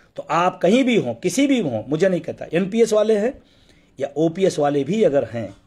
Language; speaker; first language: Hindi; native; Hindi